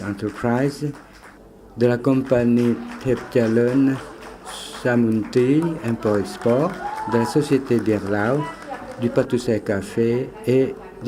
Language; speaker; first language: French; non-native, fluent; Lao